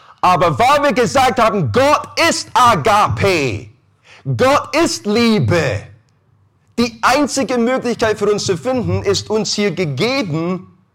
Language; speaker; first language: German; non-native, fluent; English